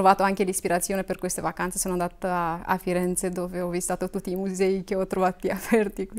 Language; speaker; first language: Italian; non-native, fluent; Romanian